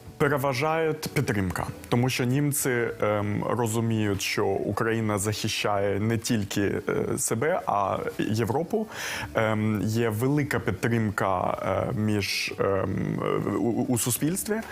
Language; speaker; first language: Ukrainian; non-native, local second language; Russian